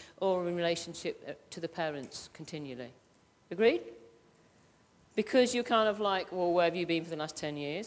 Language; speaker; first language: English; native; English